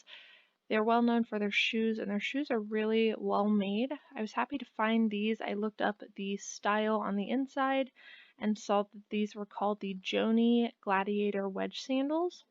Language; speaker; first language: English; native; English